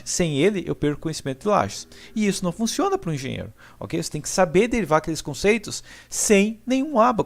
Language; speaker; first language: Portuguese; native; Portuguese